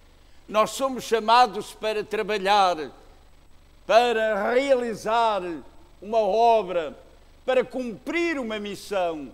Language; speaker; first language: Portuguese; native; Portuguese